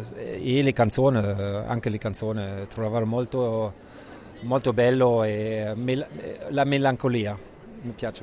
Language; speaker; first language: Italian; non-native, learner; German